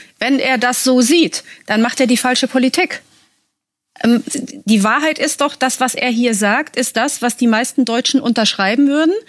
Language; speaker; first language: German; early bilingual, heritage; German